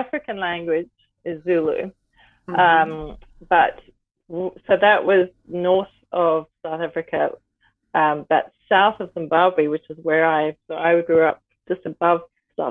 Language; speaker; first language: English; native; English